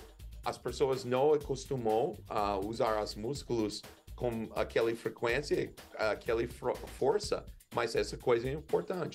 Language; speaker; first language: Portuguese; non-native, learner; English